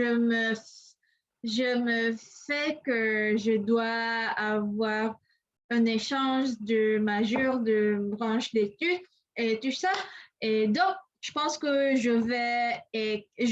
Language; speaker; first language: French; non-native, learner; English